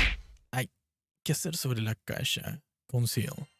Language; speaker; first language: Spanish; native; Spanish